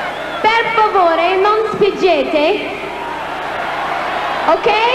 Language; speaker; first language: Italian; non-native, learner; English